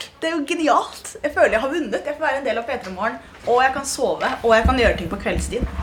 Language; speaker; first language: Norwegian; early bilingual, other home language; Somali